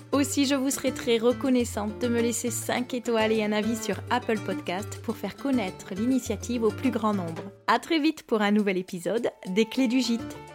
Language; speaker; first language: French; native; French